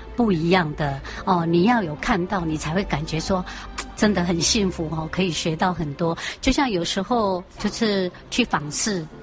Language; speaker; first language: Chinese; native; Chinese